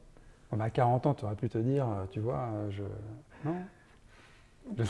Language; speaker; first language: French; native; French